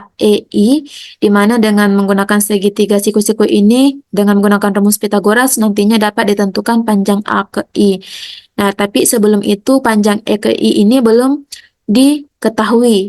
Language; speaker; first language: Indonesian; native; Indonesian